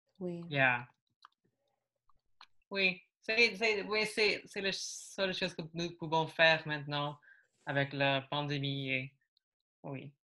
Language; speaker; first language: French; non-native, learner; English